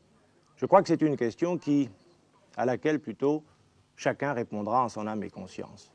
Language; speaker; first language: French; native; French